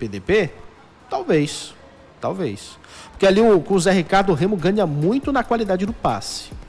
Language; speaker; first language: Portuguese; native; Portuguese